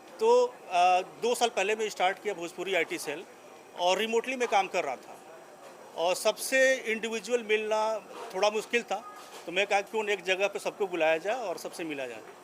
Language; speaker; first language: Hindi; native; Hindi